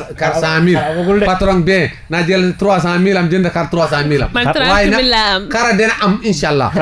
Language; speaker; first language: Wolof; non-native, local second language; Fula